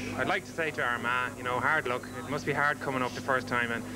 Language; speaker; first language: English; native; English